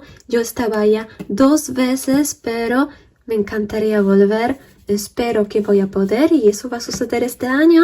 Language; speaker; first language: Spanish; non-native, fluent; Polish